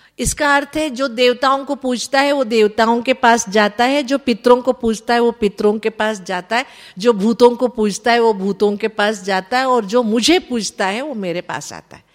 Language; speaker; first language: Hindi; non-native, local second language; Kannada